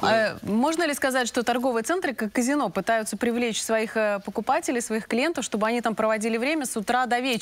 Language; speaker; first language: Russian; native; Russian